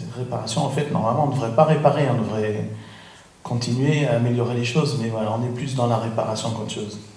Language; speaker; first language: French; non-native, fluent; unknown